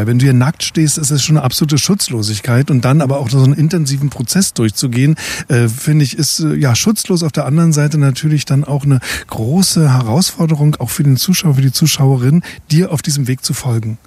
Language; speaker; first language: German; native; German